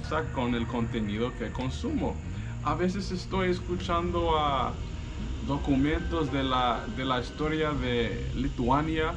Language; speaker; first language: Spanish; non-native, fluent; English